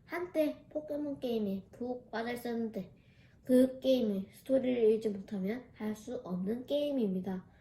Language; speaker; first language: Korean; early bilingual, heritage; Korean